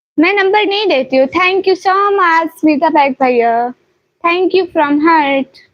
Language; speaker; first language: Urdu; non-native, local second language; Punjabi